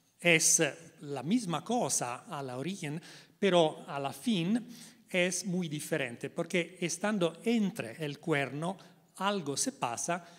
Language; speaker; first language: Spanish; non-native, learner; Italian